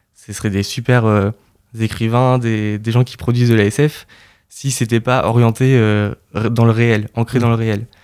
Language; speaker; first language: French; native; French